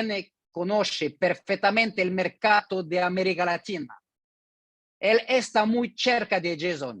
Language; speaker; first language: Spanish; non-native, learner; French